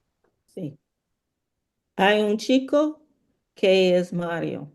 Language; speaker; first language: Spanish; non-native, learner; English